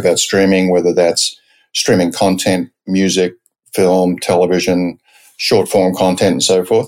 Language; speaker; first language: English; native; English